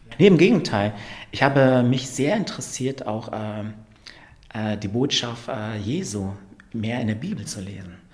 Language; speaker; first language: German; early bilingual, other home language; Vietnamese